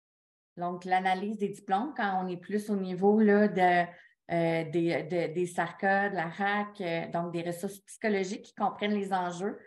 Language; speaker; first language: French; native; French